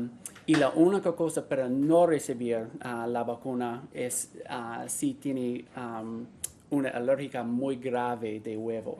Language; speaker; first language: Spanish; non-native, learner; English